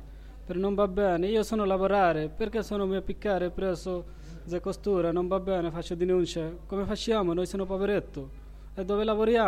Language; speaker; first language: Italian; non-native, learner; Bangla